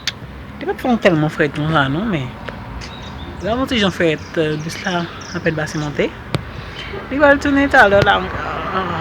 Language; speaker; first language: French; non-native, learner; Haitian Creole